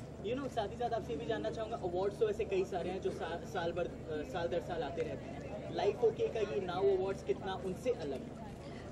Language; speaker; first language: Hindi; native; Hindi